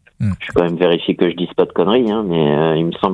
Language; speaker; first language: French; native; French